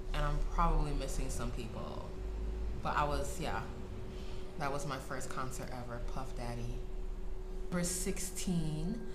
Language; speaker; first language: English; native; English